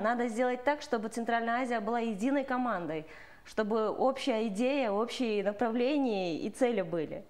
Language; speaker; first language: Russian; non-native, local second language; Kyrgyz